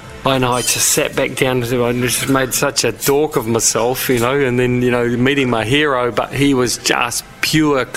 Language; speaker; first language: English; native; English